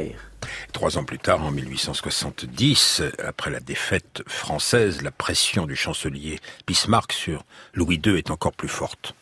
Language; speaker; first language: French; native; French